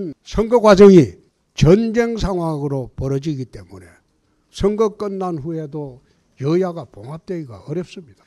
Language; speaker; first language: Korean; native; Korean